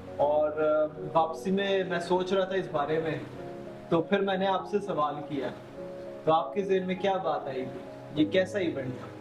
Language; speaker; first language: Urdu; early bilingual, heritage; Urdu